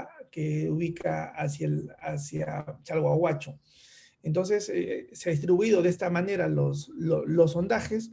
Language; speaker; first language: Spanish; native; Spanish